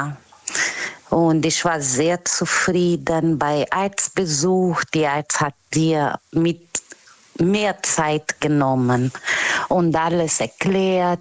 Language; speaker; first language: German; non-native, learner; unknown